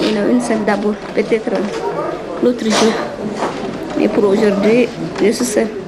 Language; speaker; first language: French; non-native, learner; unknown